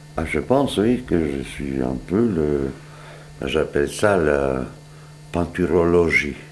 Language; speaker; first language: French; non-native, fluent; Serbian